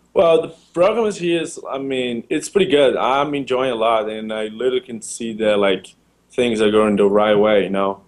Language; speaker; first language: English; non-native, learner; Portuguese